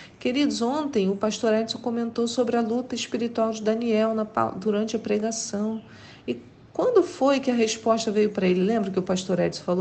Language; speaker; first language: Portuguese; native; Portuguese